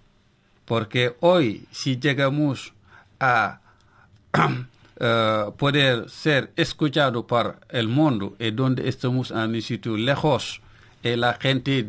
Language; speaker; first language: Spanish; non-native, local second language; Wolof